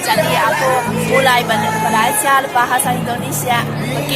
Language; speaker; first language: Indonesian; non-native, learner; Chinese